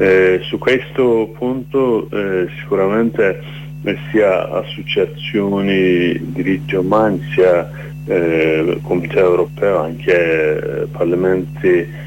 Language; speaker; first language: Italian; non-native, learner; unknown